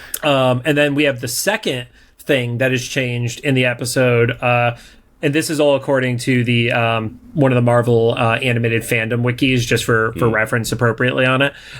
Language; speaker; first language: English; native; English